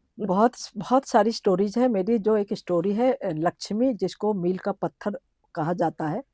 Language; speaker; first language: Hindi; native; Hindi